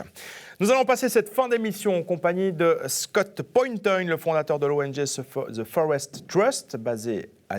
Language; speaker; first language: French; native; French